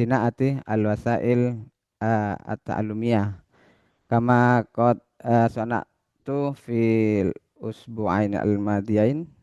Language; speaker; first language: Arabic; non-native, fluent; Indonesian